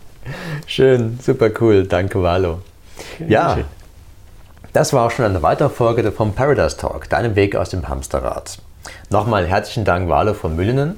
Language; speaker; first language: German; native; German